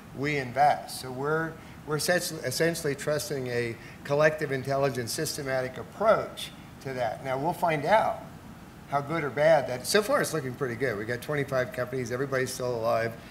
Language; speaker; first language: English; native; English